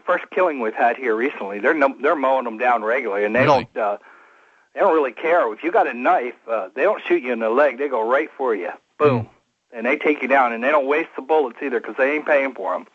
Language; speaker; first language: English; native; English